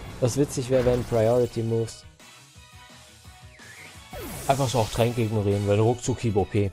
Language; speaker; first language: German; native; German